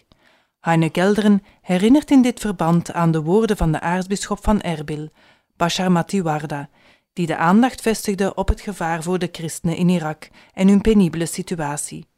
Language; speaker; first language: Dutch; native; Dutch